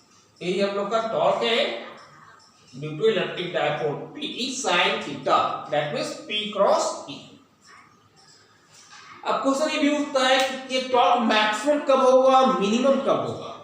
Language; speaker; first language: Hindi; native; Hindi